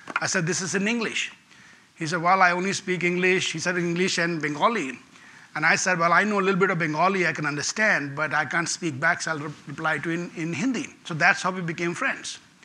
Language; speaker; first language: English; non-native, local second language; Punjabi